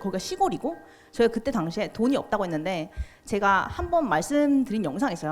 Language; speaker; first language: Korean; native; Korean